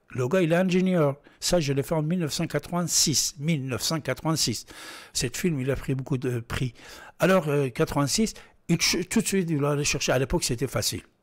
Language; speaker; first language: French; non-native, fluent; Persian